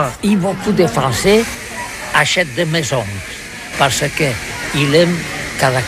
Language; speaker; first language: French; non-native, learner; Catalan